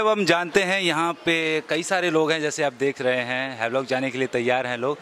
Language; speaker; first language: Hindi; native; Hindi